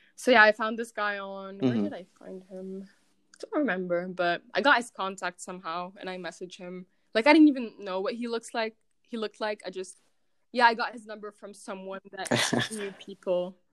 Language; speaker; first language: English; non-native, fluent; Arabic